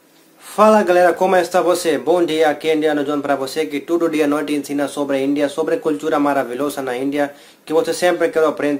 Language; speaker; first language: Portuguese; non-native, learner; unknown